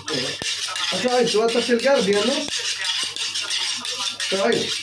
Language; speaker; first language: French; non-native, learner; Arabic